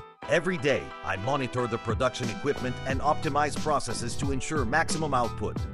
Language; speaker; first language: English; non-native, fluent; Portuguese